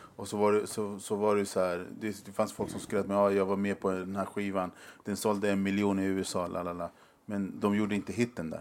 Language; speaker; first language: Swedish; early bilingual, other home language; Spanish